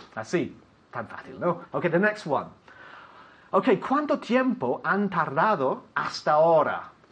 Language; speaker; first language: Spanish; non-native, fluent; English